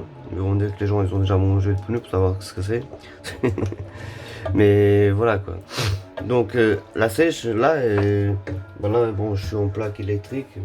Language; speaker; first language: French; native; French